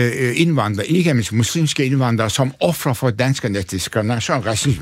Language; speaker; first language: Danish; non-native, fluent; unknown